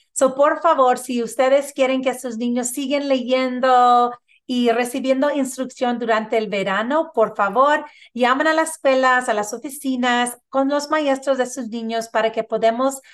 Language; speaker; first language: Spanish; early bilingual, heritage; Spanish